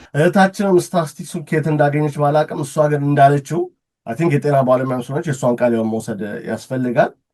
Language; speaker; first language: Amharic; native; Amharic